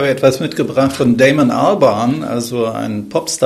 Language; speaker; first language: German; native; German